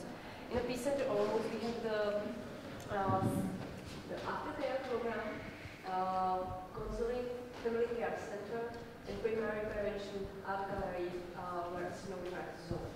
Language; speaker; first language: English; non-native, learner; Czech